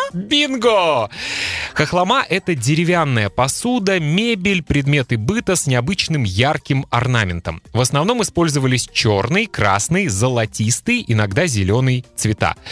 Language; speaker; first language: Russian; native; Russian